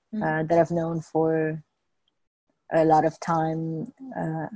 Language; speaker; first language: English; non-native, fluent; French